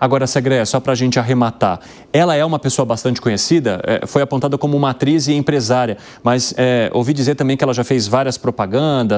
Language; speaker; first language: Portuguese; native; Portuguese